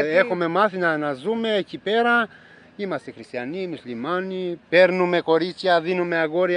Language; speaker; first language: Greek; non-native, learner; Arabic